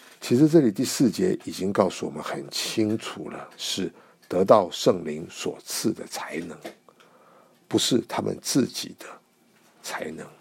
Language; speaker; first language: Chinese; native; Chinese